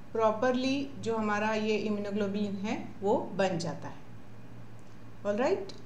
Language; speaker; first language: Hindi; non-native, local second language; Marathi